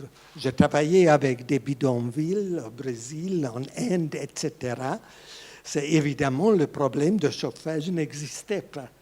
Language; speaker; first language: French; non-native, fluent; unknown